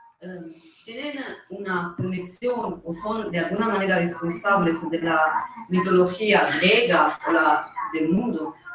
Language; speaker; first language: Spanish; non-native, fluent; Italian